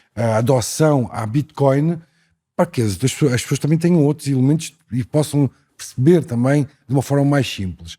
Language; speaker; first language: Portuguese; native; Portuguese